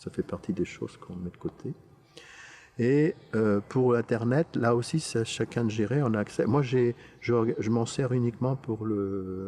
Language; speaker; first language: French; native; French